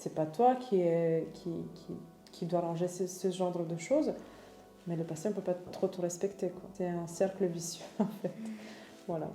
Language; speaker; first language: French; non-native, fluent; Romanian